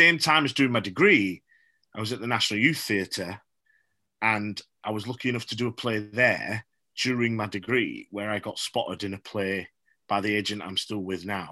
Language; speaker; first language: English; native; English